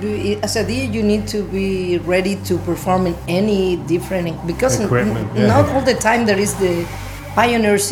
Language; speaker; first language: English; non-native, fluent; Spanish